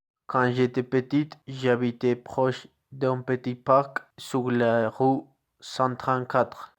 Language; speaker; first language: French; non-native, learner; Spanish